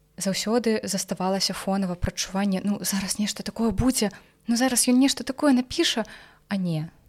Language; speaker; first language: Belarusian; non-native, local second language; Russian